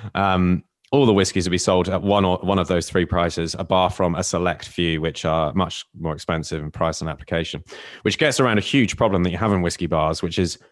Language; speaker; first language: English; native; English